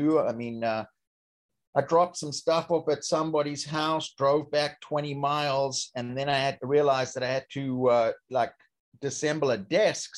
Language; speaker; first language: English; native; English